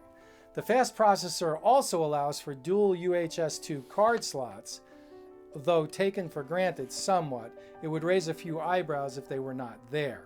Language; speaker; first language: English; native; English